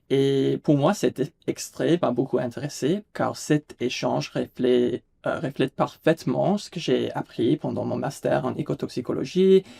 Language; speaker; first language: French; non-native, fluent; English